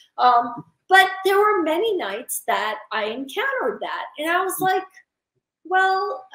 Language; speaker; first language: English; early bilingual, other home language; Urdu